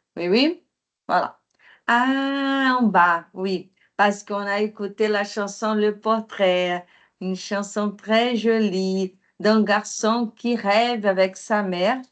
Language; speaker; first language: French; non-native, fluent; Portuguese